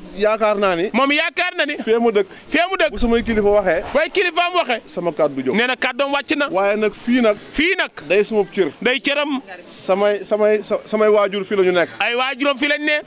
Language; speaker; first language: Wolof; native; Wolof